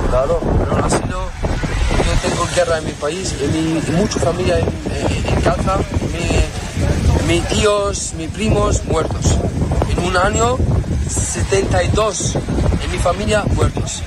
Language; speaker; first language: Spanish; non-native, learner; Arabic